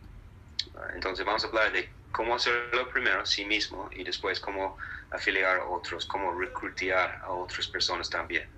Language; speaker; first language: Spanish; non-native, fluent; English